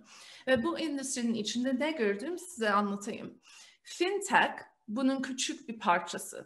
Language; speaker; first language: Turkish; early bilingual, heritage; Turkish